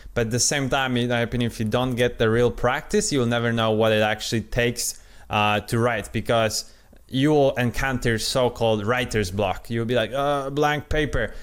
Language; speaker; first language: English; non-native, fluent; Polish